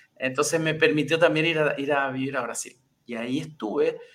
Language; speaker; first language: Spanish; native; Spanish